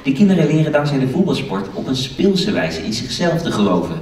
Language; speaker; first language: Dutch; native; Dutch